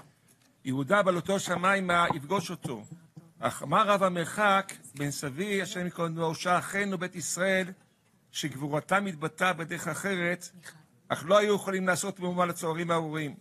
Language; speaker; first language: Hebrew; native; Hebrew